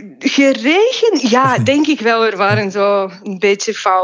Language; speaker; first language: Dutch; non-native, fluent; Bulgarian